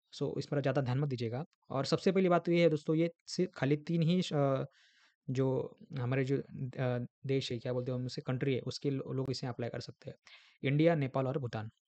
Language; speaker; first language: Hindi; non-native, local second language; Marathi